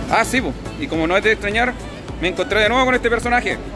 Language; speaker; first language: Spanish; native; Spanish